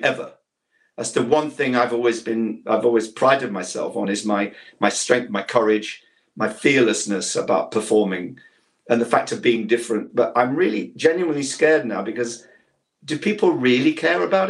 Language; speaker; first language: English; native; English